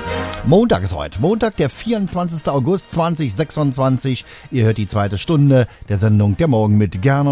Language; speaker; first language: German; native; German